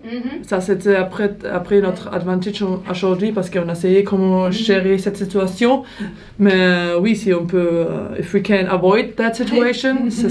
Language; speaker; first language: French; non-native, learner; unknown